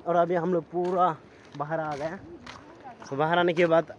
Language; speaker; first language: Hindi; non-native, local second language; Bangla